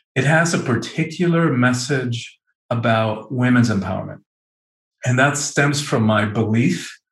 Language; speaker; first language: English; early bilingual, other home language; Spanish